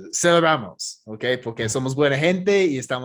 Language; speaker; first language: Spanish; non-native, fluent; English